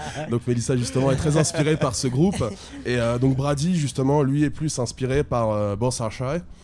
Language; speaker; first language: French; native; French